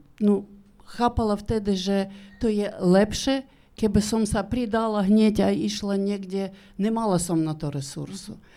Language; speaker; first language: Slovak; non-native, learner; Ukrainian